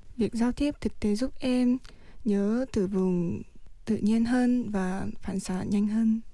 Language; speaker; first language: Vietnamese; early bilingual, heritage; Vietnamese